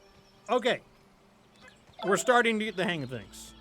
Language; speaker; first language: English; native; English